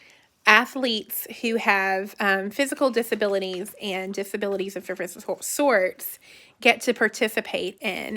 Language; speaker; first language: English; native; English